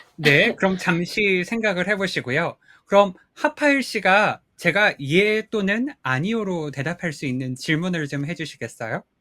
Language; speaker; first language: Korean; native; Korean